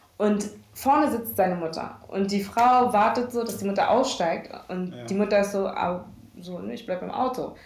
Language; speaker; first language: German; early bilingual, other home language; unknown